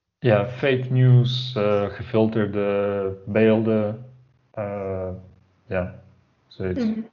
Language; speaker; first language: Dutch; non-native, learner; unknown